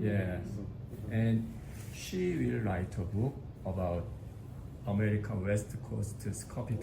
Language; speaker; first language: English; non-native, learner; Korean